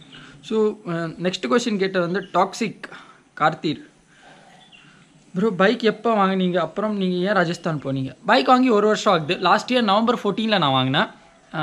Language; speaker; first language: Tamil; non-native, local second language; Hindi